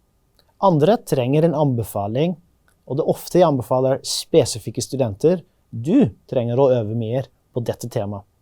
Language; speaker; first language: Norwegian; non-native, fluent; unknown